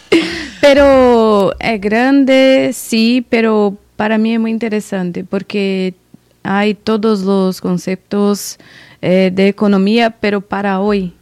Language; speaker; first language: Spanish; non-native, learner; Portuguese